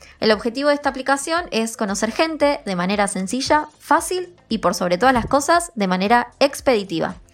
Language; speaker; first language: Spanish; native; Spanish